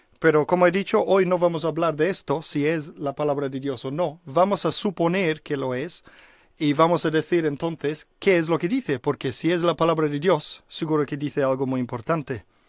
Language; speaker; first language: Spanish; non-native, fluent; English